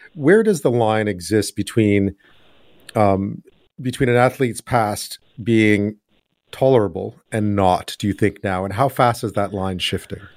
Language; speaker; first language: English; native; English